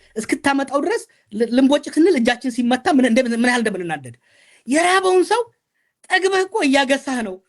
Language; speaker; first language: Amharic; non-native, local second language; Oromo